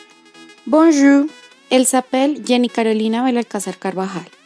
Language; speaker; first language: French; non-native, learner; Spanish